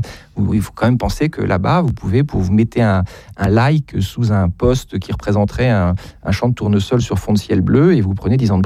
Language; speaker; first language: French; native; French